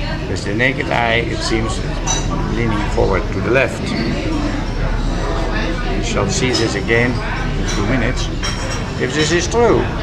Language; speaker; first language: English; non-native, fluent; Dutch